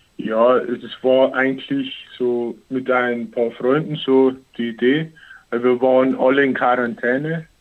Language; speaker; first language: German; native; German